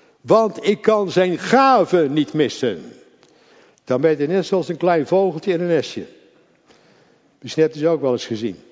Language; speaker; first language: Dutch; native; Dutch